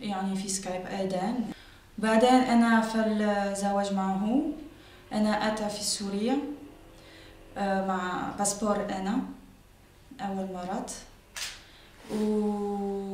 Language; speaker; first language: Arabic; non-native, learner; French